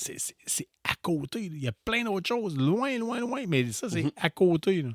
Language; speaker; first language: French; native; French